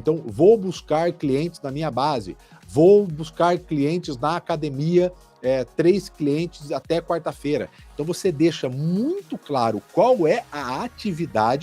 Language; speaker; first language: Portuguese; native; Portuguese